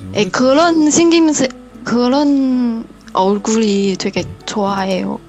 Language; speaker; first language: Korean; early bilingual, heritage; Korean